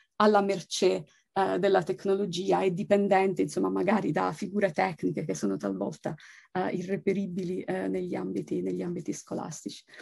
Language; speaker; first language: Italian; native; Italian